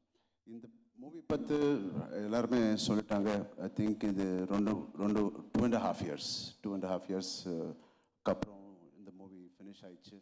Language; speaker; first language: Tamil; non-native, learner; Telugu